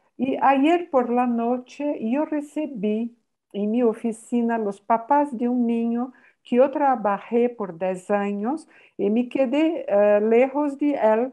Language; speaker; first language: Spanish; non-native, fluent; Portuguese